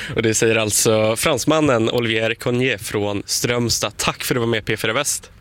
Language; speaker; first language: Swedish; native; Swedish